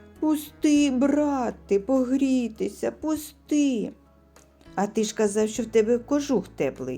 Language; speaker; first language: Ukrainian; native; Ukrainian